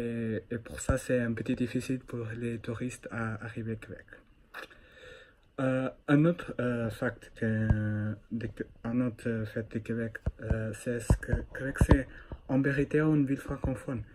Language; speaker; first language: French; non-native, learner; Portuguese